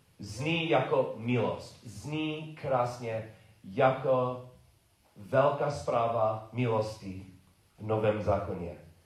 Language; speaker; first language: Czech; non-native, learner; English